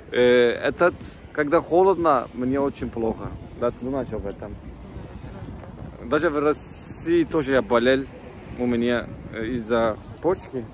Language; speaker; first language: Russian; non-native, learner; Turkish